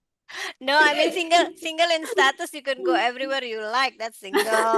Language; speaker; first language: English; non-native, fluent; Indonesian